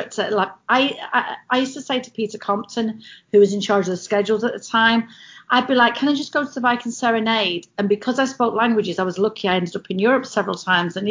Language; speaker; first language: English; native; English